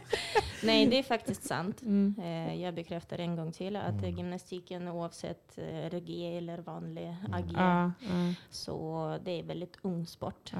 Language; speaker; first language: Swedish; non-native, fluent; Russian